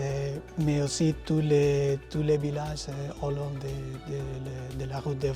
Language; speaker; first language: French; non-native, fluent; Spanish